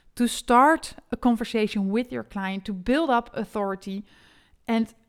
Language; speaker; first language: English; non-native, fluent; Dutch